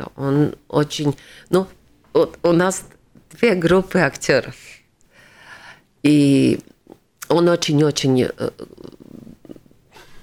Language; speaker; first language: Russian; non-native, local second language; Latvian